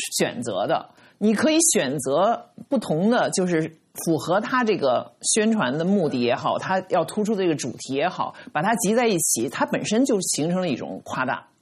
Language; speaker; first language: Chinese; native; Chinese